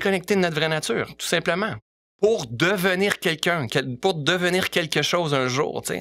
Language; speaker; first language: French; native; French